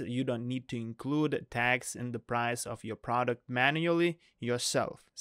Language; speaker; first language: English; non-native, fluent; Lithuanian